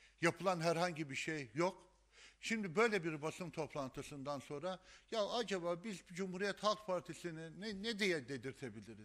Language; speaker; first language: Turkish; native; Turkish